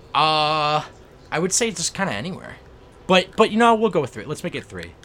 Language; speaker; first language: English; native; English